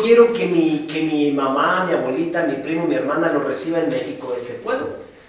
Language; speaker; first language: Spanish; native; Spanish